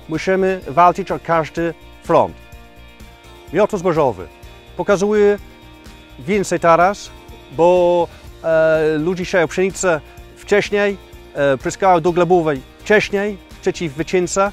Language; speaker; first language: Polish; non-native, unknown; English